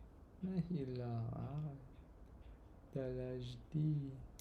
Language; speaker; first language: Arabic; non-native, learner; English